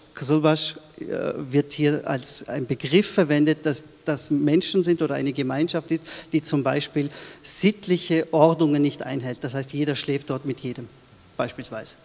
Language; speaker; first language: German; early bilingual, other home language; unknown